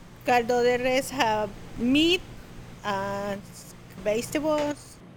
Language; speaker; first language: English; non-native, learner; Spanish